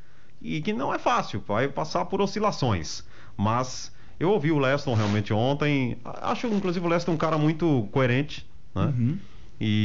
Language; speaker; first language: Portuguese; native; Portuguese